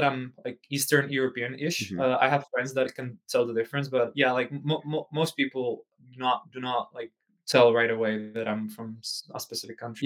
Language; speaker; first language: English; non-native, fluent; Czech